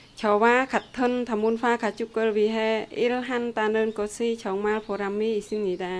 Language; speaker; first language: Korean; non-native, learner; Khmer